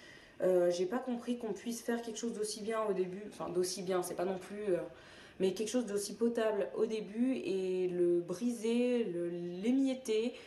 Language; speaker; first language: French; native; French